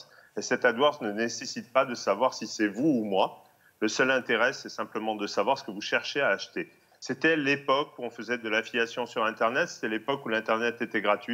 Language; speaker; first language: French; native; French